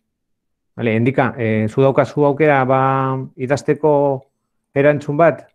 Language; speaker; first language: Basque; non-native, local second language; Spanish